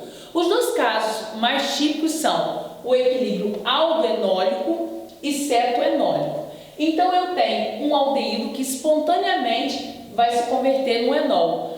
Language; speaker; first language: Portuguese; native; Portuguese